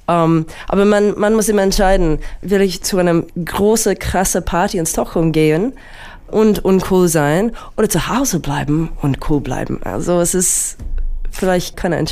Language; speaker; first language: German; non-native, learner; English